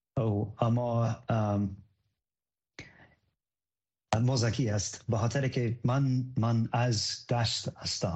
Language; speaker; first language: Persian; non-native, learner; English